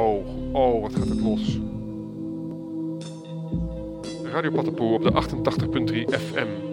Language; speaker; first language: Dutch; native; Dutch